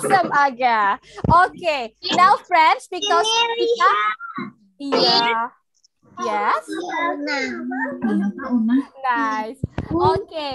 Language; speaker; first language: English; non-native, local second language; Indonesian